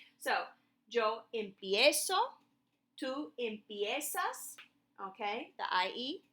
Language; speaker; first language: Spanish; non-native, fluent; English